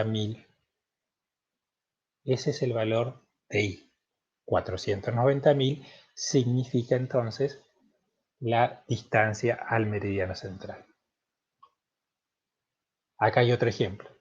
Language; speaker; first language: Spanish; native; Spanish